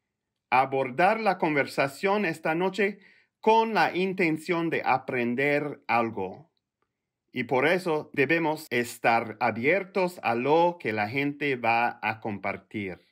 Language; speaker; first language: Spanish; non-native, fluent; French